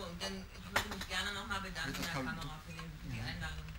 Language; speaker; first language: German; native; German